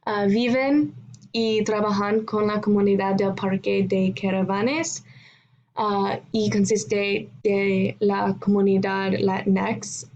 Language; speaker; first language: Spanish; non-native, learner; English